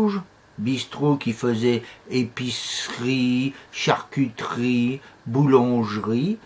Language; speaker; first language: French; native; French